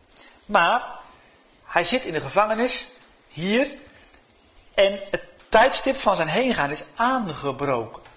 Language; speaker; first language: Dutch; native; Dutch